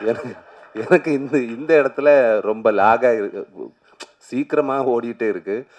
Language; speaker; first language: Tamil; non-native, learner; Malayalam